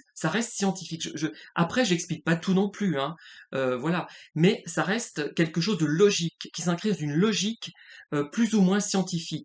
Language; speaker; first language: French; native; French